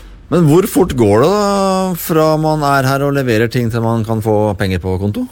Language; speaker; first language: Norwegian; native; Norwegian